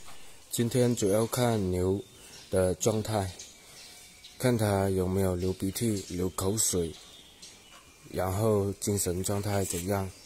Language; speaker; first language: Chinese; non-native, local second language; Cantonese